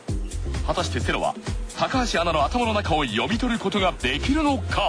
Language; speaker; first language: Japanese; native; Japanese